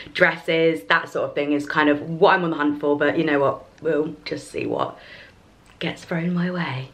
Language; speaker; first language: English; native; English